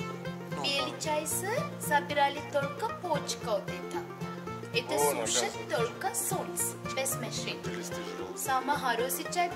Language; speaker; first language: Russian; non-native, learner; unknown